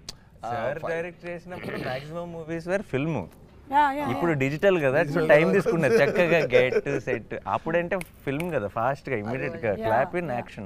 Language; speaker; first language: Telugu; native; Telugu